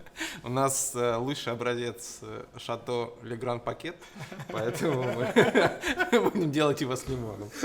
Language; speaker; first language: Russian; native; Russian